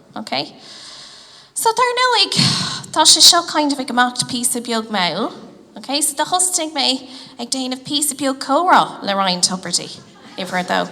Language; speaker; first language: Irish; native; Irish